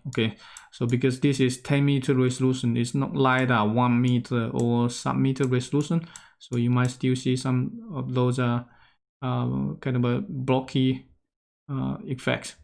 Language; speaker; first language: English; non-native, fluent; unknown